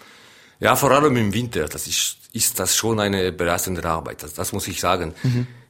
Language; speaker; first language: German; non-native, local second language; French